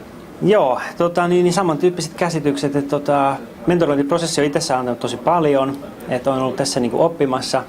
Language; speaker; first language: Finnish; native; Finnish